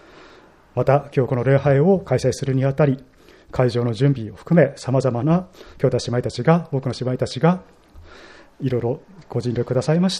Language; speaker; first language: Japanese; native; Japanese